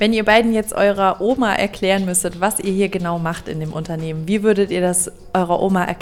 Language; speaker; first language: German; native; German